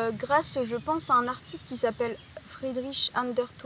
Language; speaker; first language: French; native; French